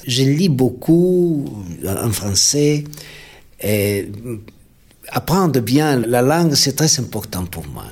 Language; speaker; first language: French; non-native, fluent; Spanish